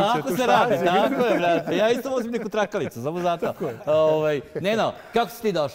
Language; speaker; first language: Serbian; native; Serbian